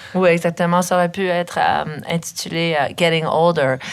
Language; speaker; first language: French; early bilingual, other home language; English